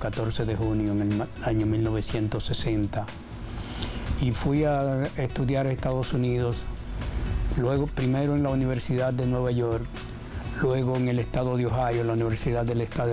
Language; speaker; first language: Spanish; native; Spanish